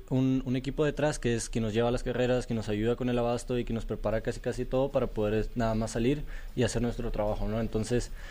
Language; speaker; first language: Spanish; native; Spanish